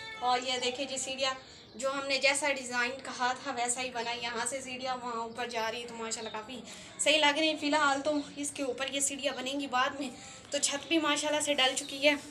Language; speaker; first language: Urdu; non-native, local second language; Punjabi